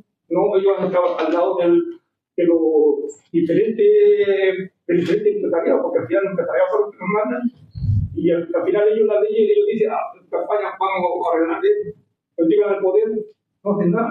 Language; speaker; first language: Spanish; native; Spanish